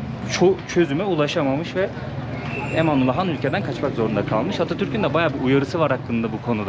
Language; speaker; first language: Turkish; native; Turkish